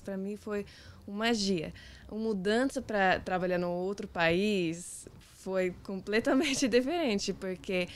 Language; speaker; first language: Portuguese; non-native, learner; Afrikaans